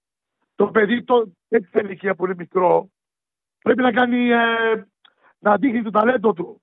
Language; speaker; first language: Greek; early bilingual, heritage; Greek